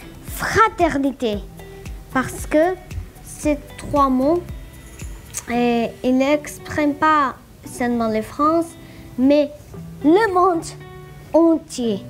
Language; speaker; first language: French; non-native, learner; Greek